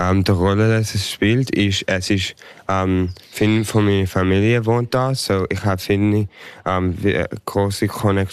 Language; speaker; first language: German; early bilingual, heritage; English